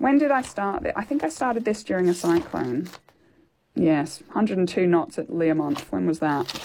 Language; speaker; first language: English; native; English